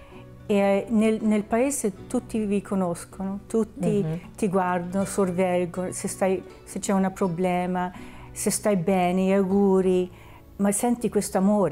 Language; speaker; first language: Italian; early bilingual, heritage; Italian